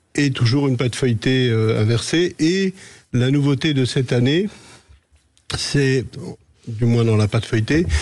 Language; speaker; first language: French; native; French